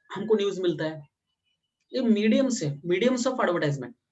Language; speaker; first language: Hindi; non-native, local second language; Marathi